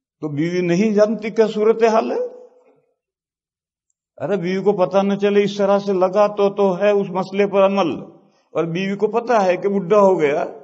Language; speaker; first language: Urdu; non-native, local second language; Gujarati